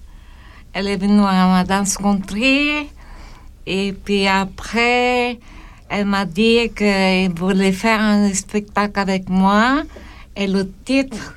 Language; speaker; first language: French; non-native, learner; Filipino